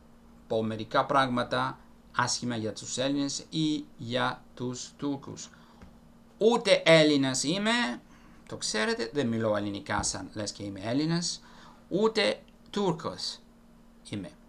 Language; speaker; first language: Greek; non-native, fluent; Italian